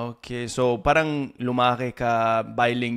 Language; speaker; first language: Filipino; non-native, fluent; English